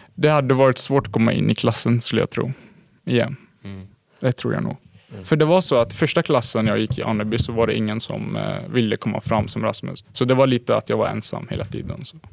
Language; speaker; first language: Swedish; early bilingual, other home language; Arabic